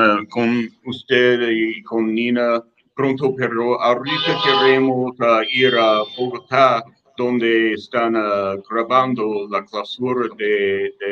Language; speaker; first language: Spanish; non-native, fluent; English